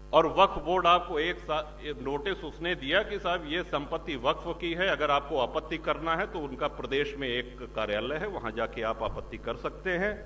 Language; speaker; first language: Hindi; native; Hindi